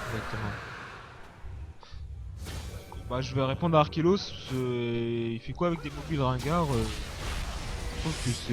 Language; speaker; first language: French; native; French